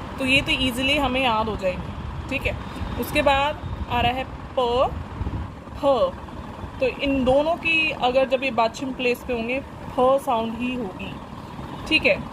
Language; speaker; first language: Hindi; native; Hindi